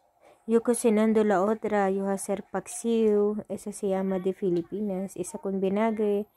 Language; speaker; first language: Spanish; non-native, learner; Filipino